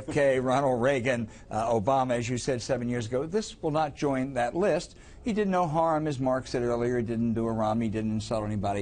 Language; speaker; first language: English; native; English